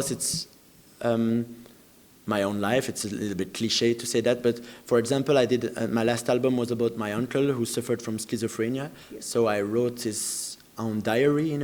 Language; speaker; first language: English; non-native, fluent; French